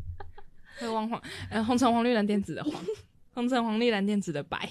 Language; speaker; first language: Chinese; native; Chinese